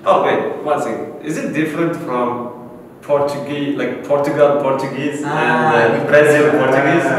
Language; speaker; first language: English; non-native, fluent; Uzbek